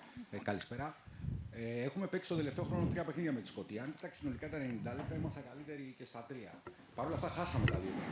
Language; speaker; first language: Greek; native; Greek